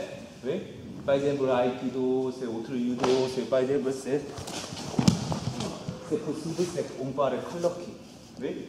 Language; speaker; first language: French; non-native, learner; Korean